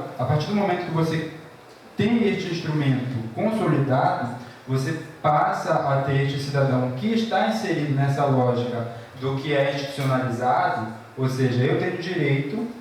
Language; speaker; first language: Portuguese; native; Portuguese